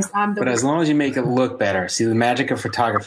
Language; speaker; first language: English; native; English